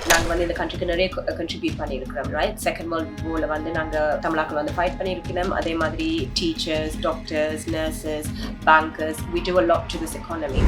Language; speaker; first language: Tamil; early bilingual, heritage; Tamil